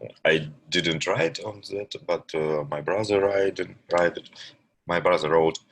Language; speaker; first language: English; non-native, learner; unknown